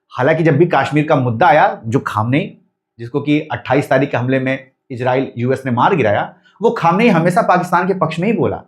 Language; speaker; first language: Hindi; native; Hindi